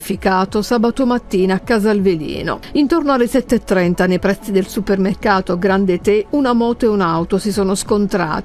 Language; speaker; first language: Italian; native; Italian